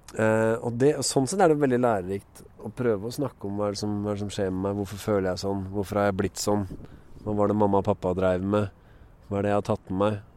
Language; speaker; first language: Norwegian; native; Norwegian